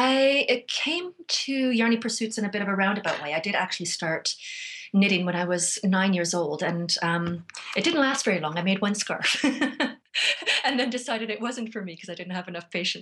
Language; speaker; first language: English; native; English